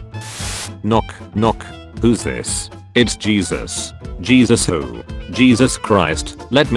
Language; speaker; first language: English; native; English